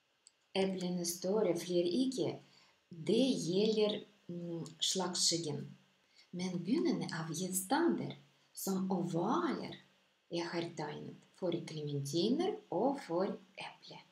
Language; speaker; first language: Norwegian; non-native, fluent; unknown